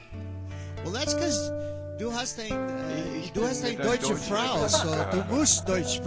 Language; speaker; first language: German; non-native, learner; English